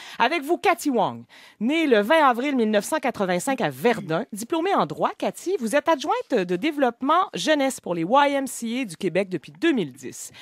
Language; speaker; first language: French; native; French